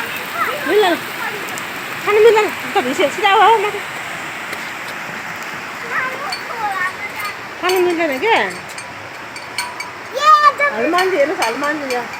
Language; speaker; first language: Nepali; native; Nepali